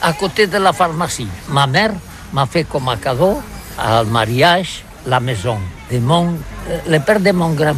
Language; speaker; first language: French; non-native, learner; Catalan